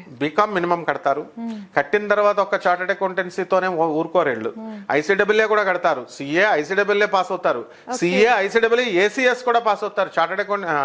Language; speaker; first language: Telugu; native; Telugu